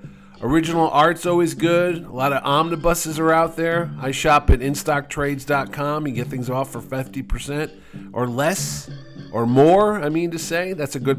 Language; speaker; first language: English; native; English